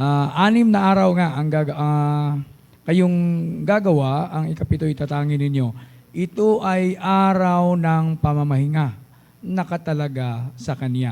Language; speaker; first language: Filipino; native; Filipino